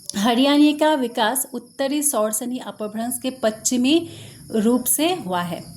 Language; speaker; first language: Hindi; non-native, local second language; Assamese